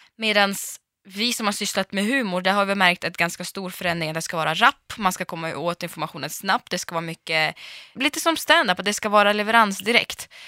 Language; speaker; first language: Swedish; early bilingual, other home language; Russian